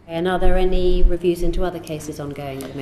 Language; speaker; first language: English; native; English